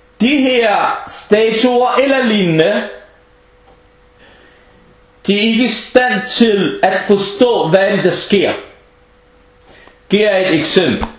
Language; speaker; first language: Danish; non-native, fluent; Arabic